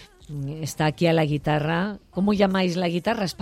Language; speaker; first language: Spanish; native; Spanish